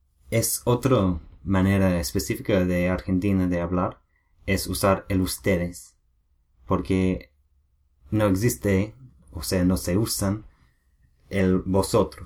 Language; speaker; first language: Spanish; non-native, learner; English